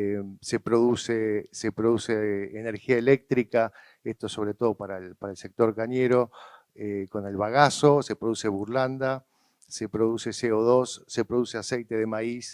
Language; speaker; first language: Spanish; native; Spanish